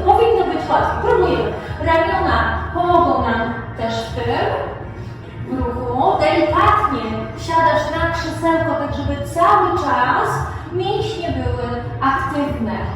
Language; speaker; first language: Polish; native; Polish